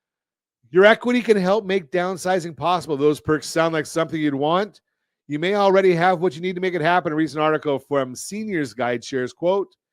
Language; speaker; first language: English; native; English